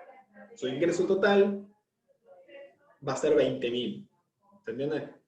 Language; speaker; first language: Spanish; native; Spanish